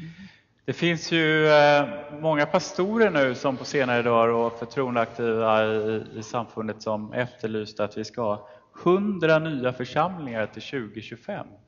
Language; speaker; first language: Swedish; native; Swedish